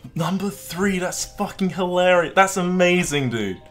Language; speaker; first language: English; native; English